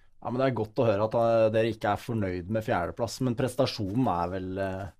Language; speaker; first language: Norwegian; native; Norwegian